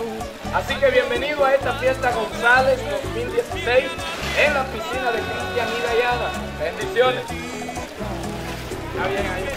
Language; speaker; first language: Spanish; native; Spanish